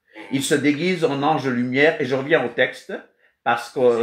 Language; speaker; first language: French; non-native, fluent; Kabuverdianu